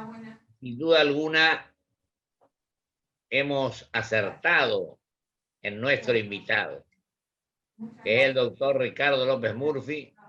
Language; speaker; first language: Spanish; native; Spanish